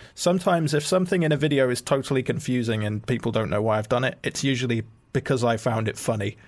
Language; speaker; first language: English; native; English